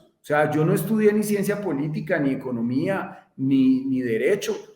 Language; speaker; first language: Spanish; native; Spanish